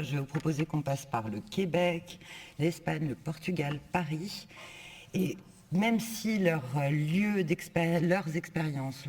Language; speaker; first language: French; native; French